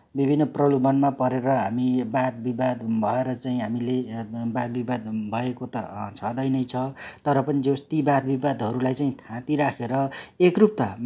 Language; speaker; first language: Nepali; non-native, local second language; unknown